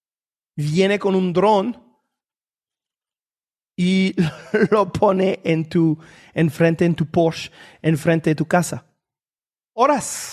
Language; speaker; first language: Spanish; non-native, fluent; French